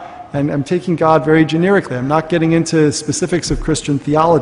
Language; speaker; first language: English; native; English